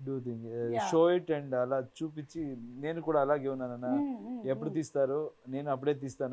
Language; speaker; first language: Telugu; non-native, fluent; Kannada